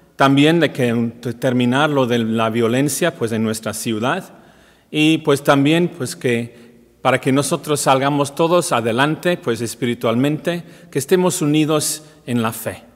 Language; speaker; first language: Spanish; non-native, fluent; English